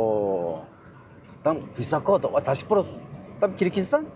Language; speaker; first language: Russian; non-native, learner; Korean